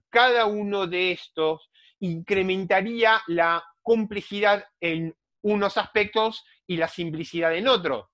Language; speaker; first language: Spanish; native; Spanish